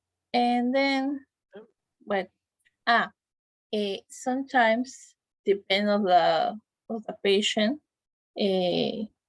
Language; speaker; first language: English; non-native, learner; Spanish